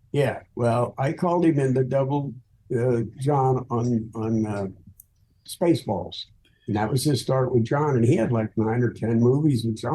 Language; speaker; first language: English; native; English